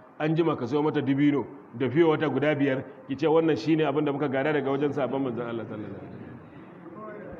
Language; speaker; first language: Hausa; non-native, local second language; Kanuri